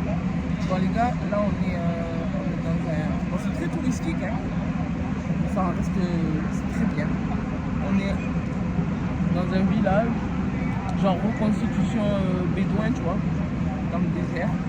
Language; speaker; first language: French; native; French